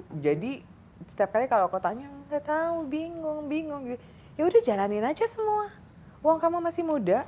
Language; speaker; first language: Indonesian; native; Indonesian